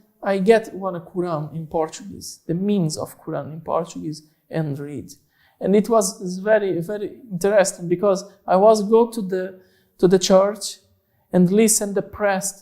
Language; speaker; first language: English; non-native, learner; Portuguese